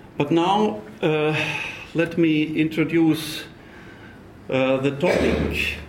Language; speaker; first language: English; non-native, fluent; Estonian